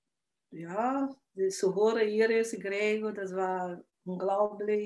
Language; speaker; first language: German; non-native, learner; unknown